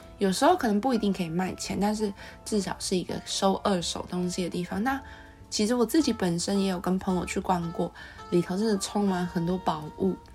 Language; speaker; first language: Chinese; native; Chinese